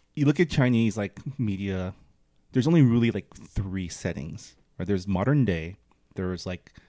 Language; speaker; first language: English; early bilingual, other home language; Chinese